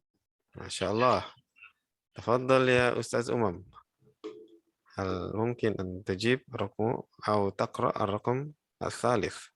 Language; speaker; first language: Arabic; non-native, fluent; Indonesian